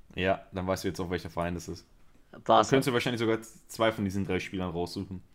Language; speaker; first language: German; early bilingual, other home language; Spanish